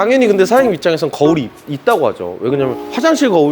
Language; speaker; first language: Korean; native; Korean